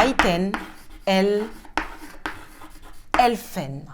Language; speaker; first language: German; non-native, fluent; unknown